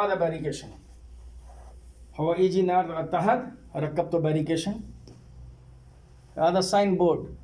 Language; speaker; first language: Arabic; non-native, learner; Hindi